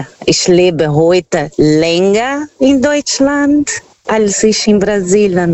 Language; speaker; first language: German; non-native, fluent; Portuguese